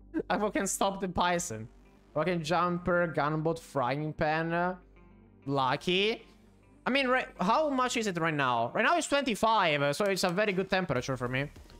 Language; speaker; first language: English; non-native, fluent; Italian